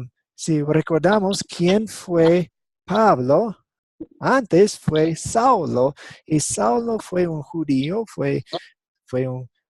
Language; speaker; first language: Spanish; non-native, fluent; English